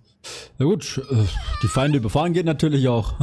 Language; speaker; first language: German; native; German